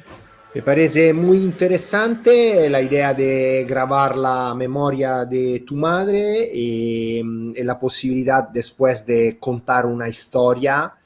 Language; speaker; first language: Spanish; non-native, fluent; Italian